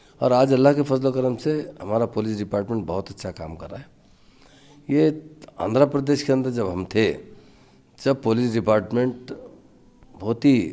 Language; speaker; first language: Urdu; native; Urdu